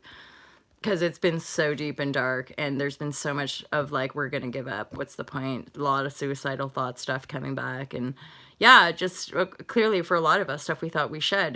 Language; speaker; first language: English; native; English